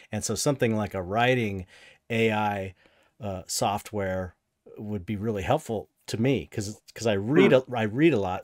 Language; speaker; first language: English; native; English